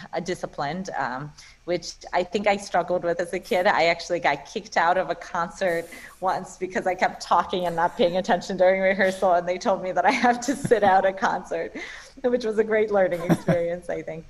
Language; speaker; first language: English; non-native, fluent; Russian